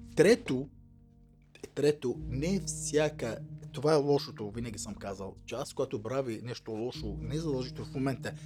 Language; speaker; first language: Bulgarian; non-native, fluent; Arabic